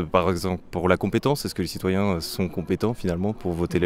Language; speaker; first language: French; native; French